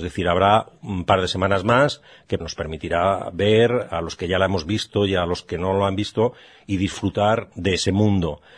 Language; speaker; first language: Spanish; native; Spanish